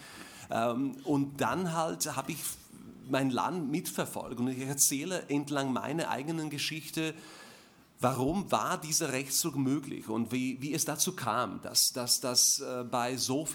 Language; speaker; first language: German; non-native, fluent; Slovak